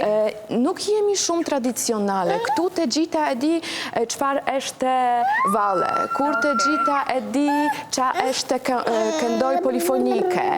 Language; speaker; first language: Albanian; non-native, learner; Polish